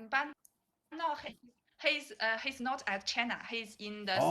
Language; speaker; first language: English; non-native, learner; Chinese